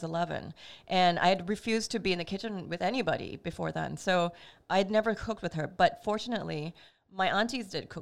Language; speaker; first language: English; native; English